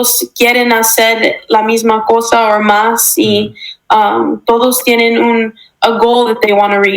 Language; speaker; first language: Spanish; early bilingual, heritage; English